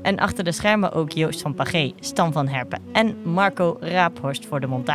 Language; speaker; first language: Dutch; native; Dutch